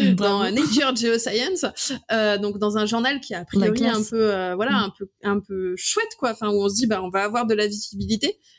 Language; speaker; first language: French; native; French